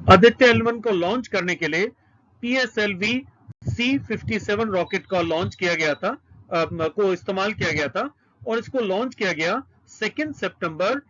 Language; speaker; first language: Hindi; native; Hindi